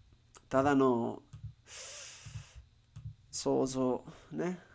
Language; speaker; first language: Japanese; non-native, learner; Spanish